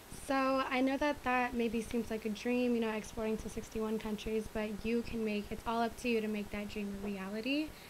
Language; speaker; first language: English; early bilingual, other home language; Spanish